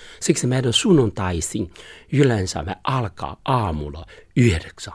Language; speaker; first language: Finnish; non-native, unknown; Chinese